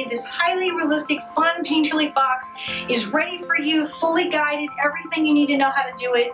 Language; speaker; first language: English; native; English